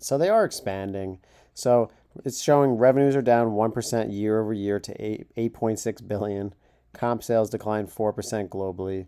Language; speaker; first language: English; native; English